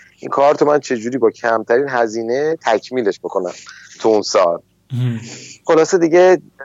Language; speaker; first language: Persian; native; Persian